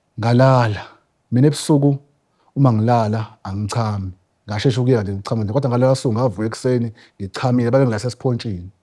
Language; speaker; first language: Zulu; native; Zulu